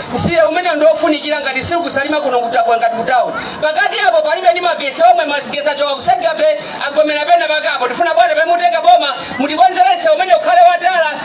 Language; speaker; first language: Nyanja; native; Nyanja